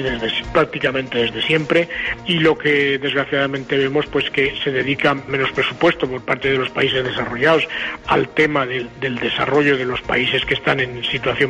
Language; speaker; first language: Spanish; native; Spanish